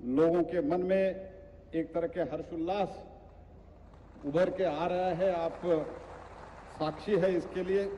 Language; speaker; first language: Hindi; non-native, local second language; Kannada